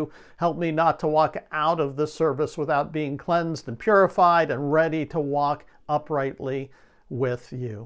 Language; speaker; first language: English; native; English